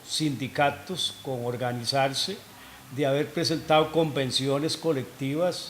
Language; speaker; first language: Spanish; native; Spanish